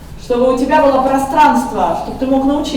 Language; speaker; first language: Russian; native; Russian